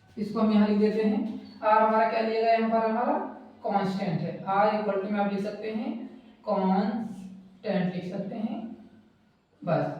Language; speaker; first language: Hindi; native; Hindi